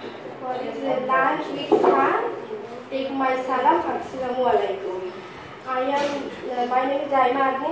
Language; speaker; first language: English; non-native, learner; Bangla